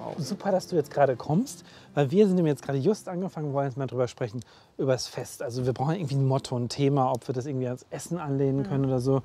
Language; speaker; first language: German; native; German